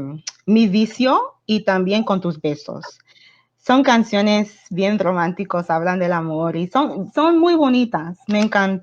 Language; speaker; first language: Spanish; non-native, fluent; English